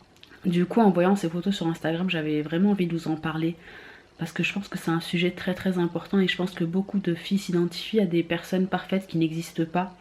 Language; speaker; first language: French; native; French